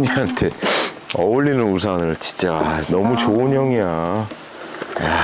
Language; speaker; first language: Korean; native; Korean